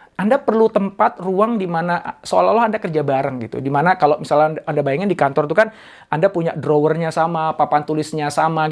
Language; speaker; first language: Indonesian; native; Indonesian